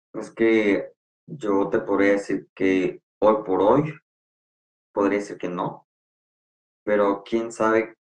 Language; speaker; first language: Spanish; native; Spanish